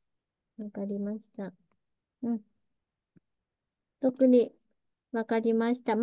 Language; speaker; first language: Japanese; early bilingual, heritage; Vietnamese